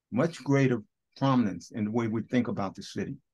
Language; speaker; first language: English; native; English